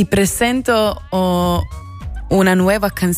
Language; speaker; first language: Spanish; non-native, learner; Slovenian